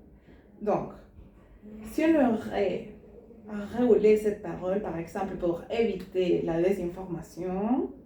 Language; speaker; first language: French; non-native, learner; Spanish